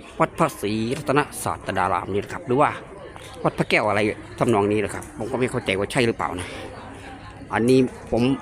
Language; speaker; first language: Thai; native; Thai